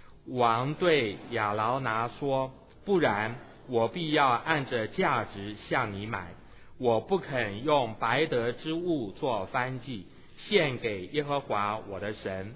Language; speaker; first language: Chinese; native; Chinese